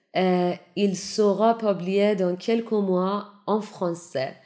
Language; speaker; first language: French; non-native, learner; Persian